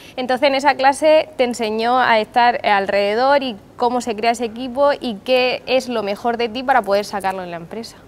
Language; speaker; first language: Spanish; native; Spanish